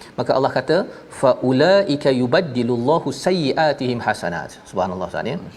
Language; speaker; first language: Malay; native; Malay